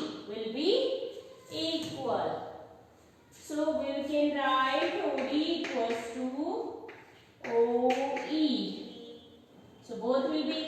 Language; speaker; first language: English; non-native, local second language; Hindi